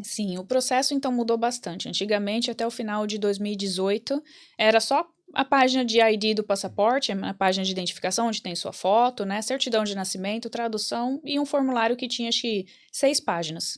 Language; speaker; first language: Portuguese; native; Portuguese